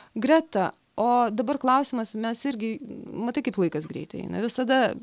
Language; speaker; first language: Lithuanian; native; Lithuanian